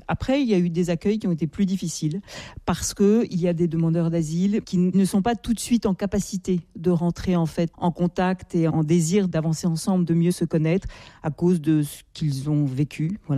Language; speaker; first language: French; native; French